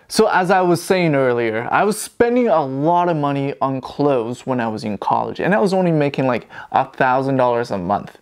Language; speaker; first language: English; non-native, fluent; Chinese